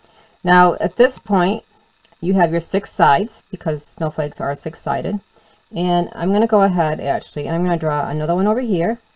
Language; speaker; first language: English; native; English